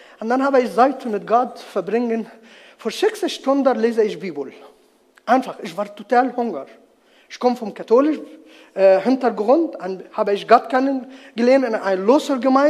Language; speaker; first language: German; non-native, learner; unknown